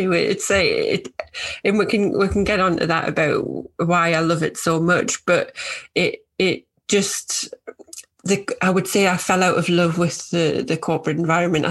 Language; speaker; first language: English; native; English